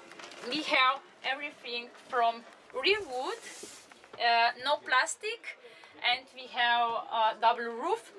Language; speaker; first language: English; non-native, learner; Slovenian